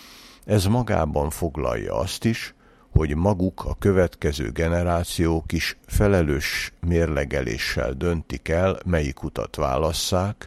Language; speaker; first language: Hungarian; native; Hungarian